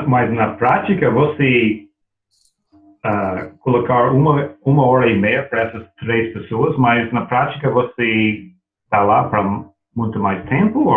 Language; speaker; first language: Portuguese; non-native, learner; English